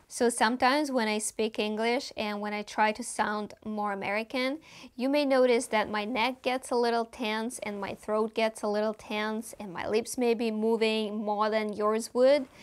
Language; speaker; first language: English; non-native, fluent; Russian